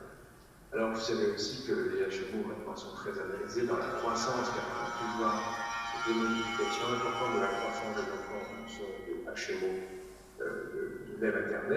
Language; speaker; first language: French; native; French